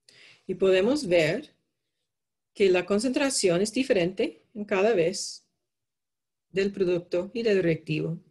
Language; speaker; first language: Spanish; non-native, fluent; English